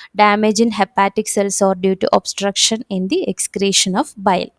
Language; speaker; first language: English; non-native, local second language; Malayalam